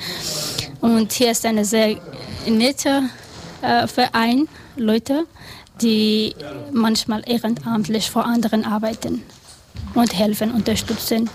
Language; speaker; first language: German; non-native, learner; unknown